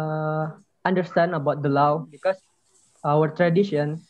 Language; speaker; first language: English; non-native, learner; Indonesian